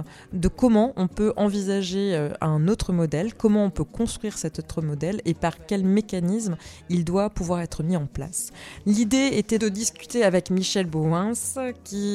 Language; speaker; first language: French; native; French